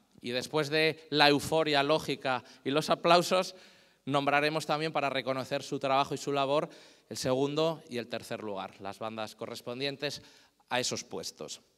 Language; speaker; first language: Spanish; native; Spanish